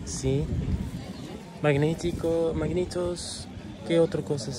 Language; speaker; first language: Spanish; non-native, learner; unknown